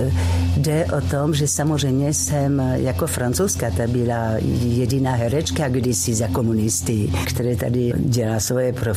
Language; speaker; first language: Czech; non-native, fluent; French